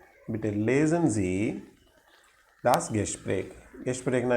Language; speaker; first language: German; non-native, learner; Tamil